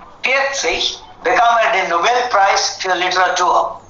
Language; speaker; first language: German; non-native, fluent; Tamil